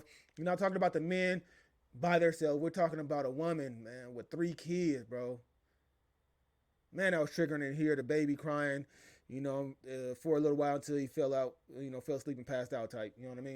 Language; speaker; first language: English; native; English